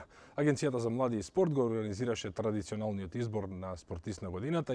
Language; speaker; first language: Macedonian; native; Macedonian